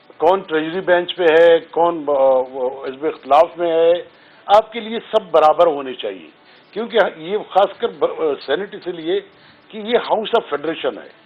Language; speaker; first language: Urdu; non-native, local second language; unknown